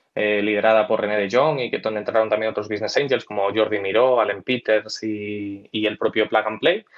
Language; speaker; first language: Spanish; native; Spanish